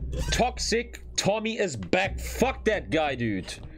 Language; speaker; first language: English; non-native, fluent; German